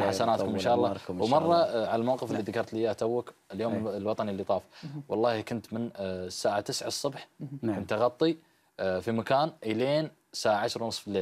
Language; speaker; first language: Arabic; native; Arabic